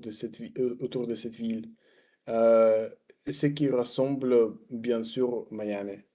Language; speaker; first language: French; non-native, fluent; Russian